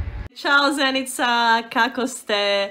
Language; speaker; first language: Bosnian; early bilingual, heritage; Bosnian